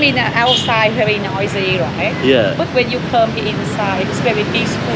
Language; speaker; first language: English; non-native, learner; Vietnamese